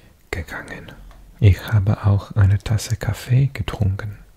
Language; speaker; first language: German; non-native, learner; Welsh